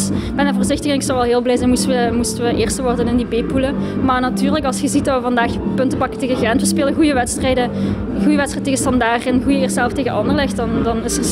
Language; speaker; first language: Dutch; native; Dutch